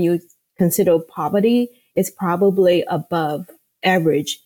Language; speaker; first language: English; non-native, fluent; Chinese